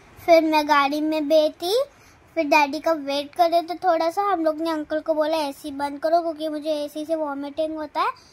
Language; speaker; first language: Hindi; non-native, local second language; Telugu